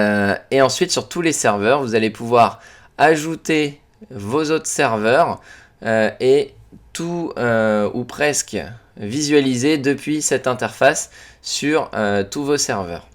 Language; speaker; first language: French; native; French